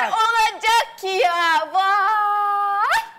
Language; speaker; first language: Turkish; non-native, learner; Russian